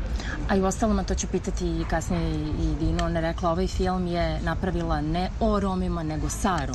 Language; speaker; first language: Serbian; native; Serbian